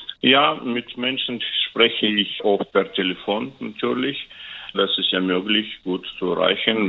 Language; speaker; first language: German; non-native, learner; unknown